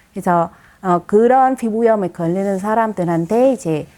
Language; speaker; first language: Korean; non-native, fluent; Vietnamese